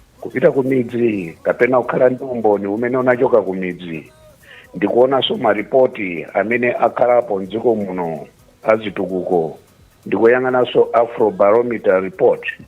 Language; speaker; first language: Nyanja; native; Nyanja